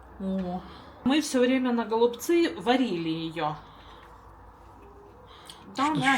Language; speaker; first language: Russian; native; Russian